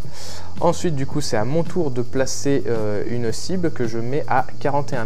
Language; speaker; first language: French; native; French